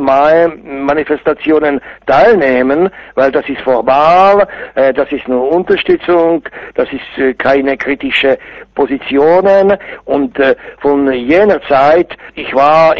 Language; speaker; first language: German; non-native, fluent; Czech